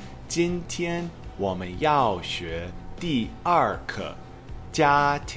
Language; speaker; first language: Chinese; non-native, fluent; English